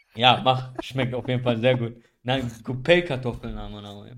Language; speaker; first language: German; early bilingual, other home language; Bosnian